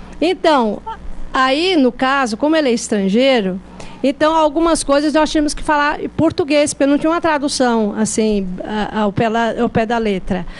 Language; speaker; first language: Portuguese; native; Portuguese